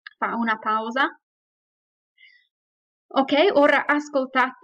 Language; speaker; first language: Italian; non-native, fluent; English